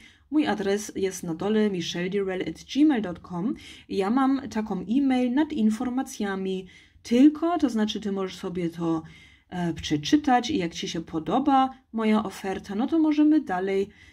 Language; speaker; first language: Polish; early bilingual, heritage; Polish